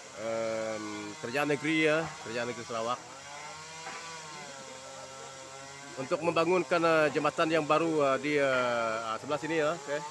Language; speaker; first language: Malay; non-native, local second language; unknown